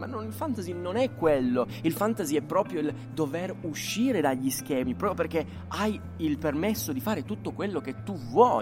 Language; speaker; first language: Italian; native; Italian